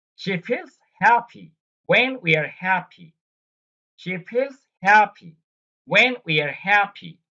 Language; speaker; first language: English; non-native, local second language; Bangla